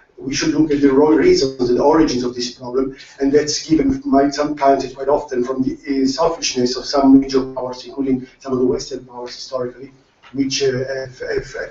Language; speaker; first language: English; non-native, fluent; Italian